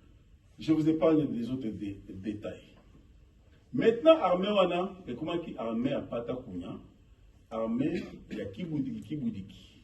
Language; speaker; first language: French; non-native, local second language; Lingala